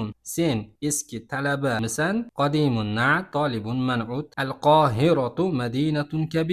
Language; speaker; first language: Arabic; non-native, fluent; Uzbek